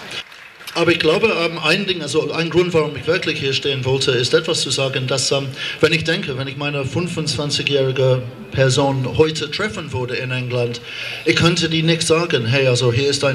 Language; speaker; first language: German; non-native, fluent; English